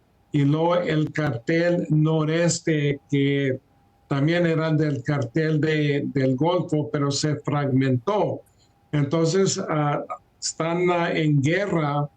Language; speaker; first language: Spanish; early bilingual, heritage; Spanish